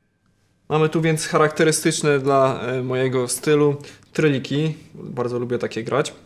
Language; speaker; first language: Polish; native; Polish